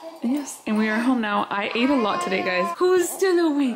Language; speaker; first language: English; early bilingual, other home language; Spanish